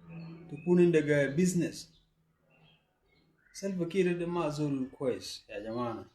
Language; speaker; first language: Arabic; non-native, local second language; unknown